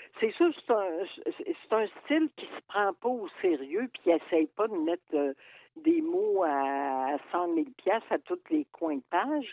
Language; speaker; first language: French; native; French